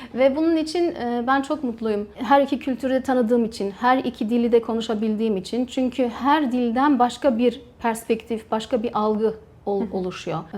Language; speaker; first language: Turkish; early bilingual, heritage; Turkish